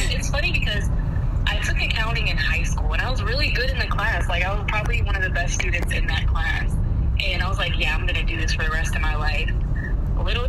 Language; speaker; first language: English; native; English